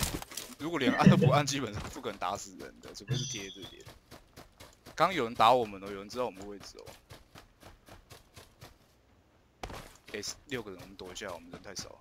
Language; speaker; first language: Chinese; native; Chinese